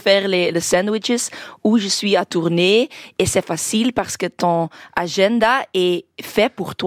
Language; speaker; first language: French; non-native, local second language; Dutch